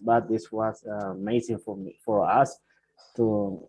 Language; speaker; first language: English; non-native, learner; Spanish